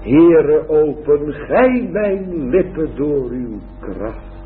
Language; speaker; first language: Dutch; native; Dutch